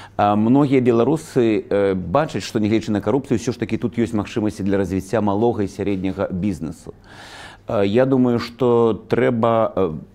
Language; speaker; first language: Belarusian; native; Belarusian